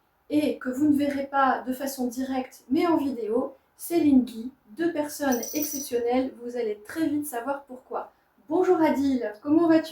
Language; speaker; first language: French; native; French